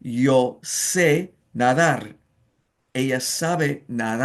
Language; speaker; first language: Spanish; non-native, fluent; English